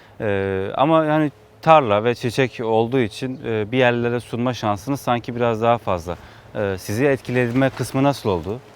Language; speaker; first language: Turkish; native; Turkish